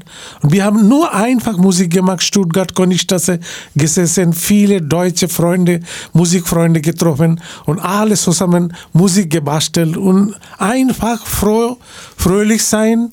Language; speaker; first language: German; non-native, learner; Bangla